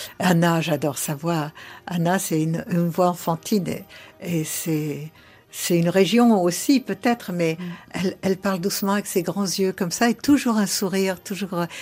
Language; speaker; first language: French; early bilingual, other home language; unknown